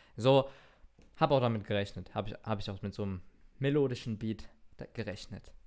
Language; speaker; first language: German; early bilingual, other home language; Turkish